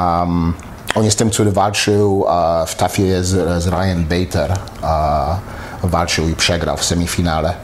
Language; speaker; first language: Polish; early bilingual, heritage; Polish